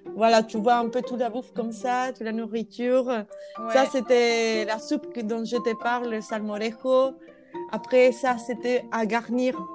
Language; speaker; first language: French; non-native, fluent; Spanish